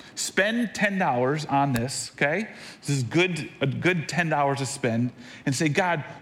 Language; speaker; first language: English; native; English